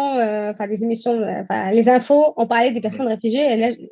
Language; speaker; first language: French; non-native, local second language; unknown